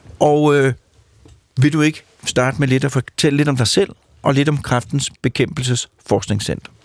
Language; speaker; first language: Danish; native; Danish